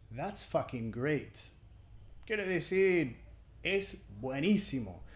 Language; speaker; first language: Spanish; non-native, fluent; English